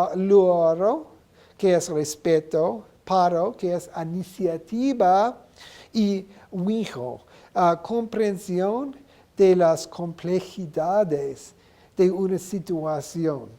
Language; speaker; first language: Spanish; non-native, learner; English